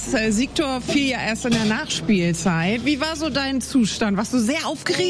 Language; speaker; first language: German; native; German